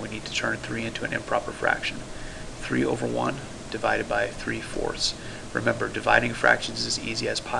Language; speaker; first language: English; native; English